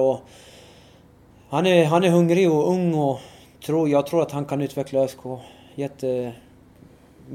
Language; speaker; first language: Swedish; early bilingual, other home language; Arabic